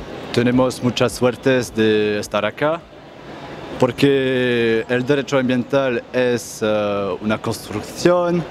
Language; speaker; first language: Spanish; non-native, learner; French